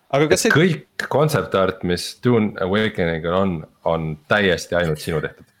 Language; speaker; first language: Estonian; native; Estonian